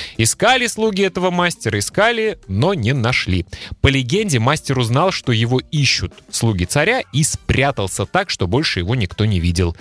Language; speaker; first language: Russian; native; Russian